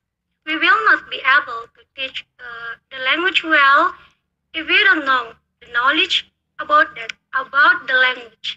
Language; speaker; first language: English; non-native, learner; Indonesian